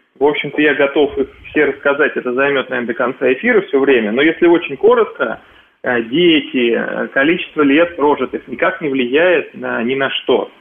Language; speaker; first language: Russian; native; Russian